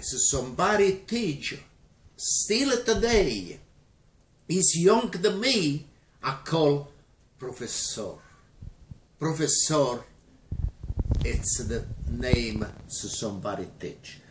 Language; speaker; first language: English; non-native, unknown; Italian